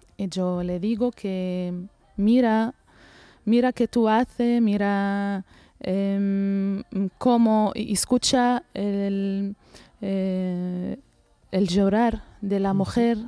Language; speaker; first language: Spanish; non-native, learner; Arabic